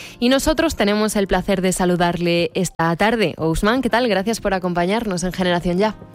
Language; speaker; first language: Spanish; native; Spanish